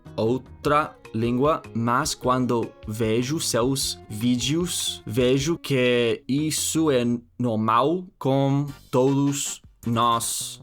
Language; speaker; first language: Portuguese; non-native, learner; English